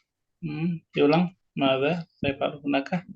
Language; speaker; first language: Indonesian; native; Indonesian